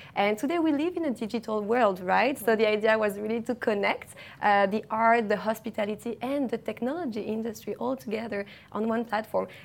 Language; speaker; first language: English; non-native, fluent; French